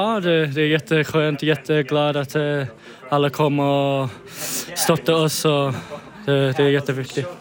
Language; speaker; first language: Swedish; non-native, fluent; English